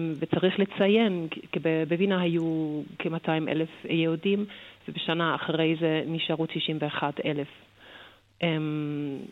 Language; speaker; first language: Hebrew; non-native, fluent; German